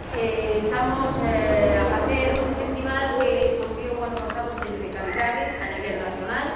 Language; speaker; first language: Galician; non-native, local second language; Spanish